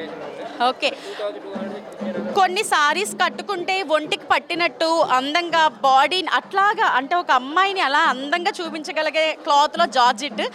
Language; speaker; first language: Telugu; native; Telugu